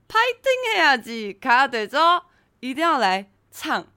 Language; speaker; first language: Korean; non-native, fluent; Chinese